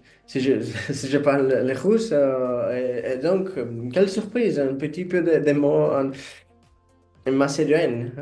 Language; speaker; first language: French; non-native, fluent; Portuguese